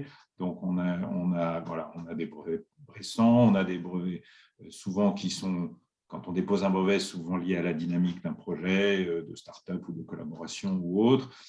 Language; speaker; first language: French; native; French